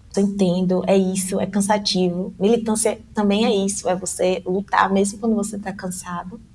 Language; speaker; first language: Portuguese; native; Portuguese